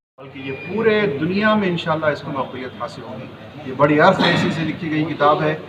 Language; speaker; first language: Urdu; native; Urdu